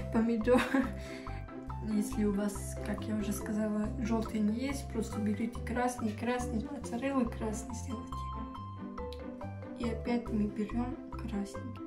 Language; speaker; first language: Russian; early bilingual, heritage; Russian